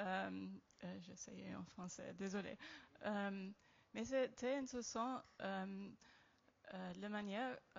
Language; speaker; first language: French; non-native, learner; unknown